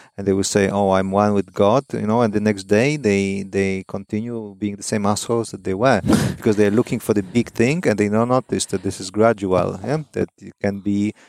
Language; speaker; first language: English; non-native, fluent; Polish